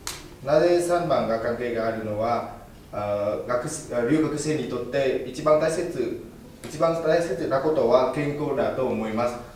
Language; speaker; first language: Japanese; non-native, fluent; Vietnamese